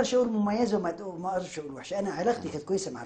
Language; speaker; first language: Arabic; native; Arabic